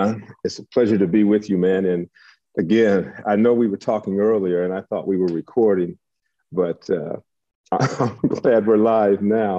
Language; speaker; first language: English; native; English